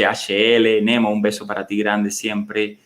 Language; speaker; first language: Spanish; native; Spanish